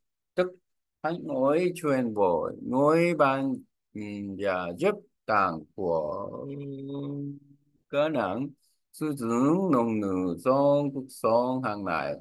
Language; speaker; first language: Vietnamese; non-native, learner; Korean